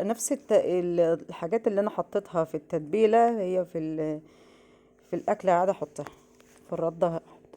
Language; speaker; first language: Arabic; native; Arabic